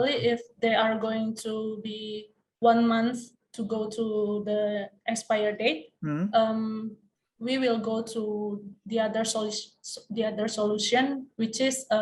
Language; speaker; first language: English; non-native, learner; Indonesian